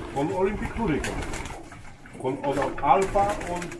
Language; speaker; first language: German; non-native, fluent; Polish